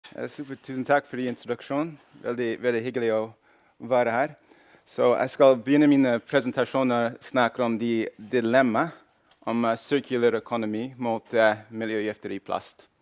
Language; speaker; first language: Norwegian; non-native, fluent; English